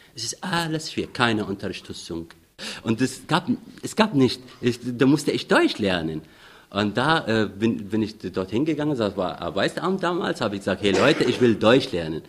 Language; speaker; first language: German; non-native, fluent; Arabic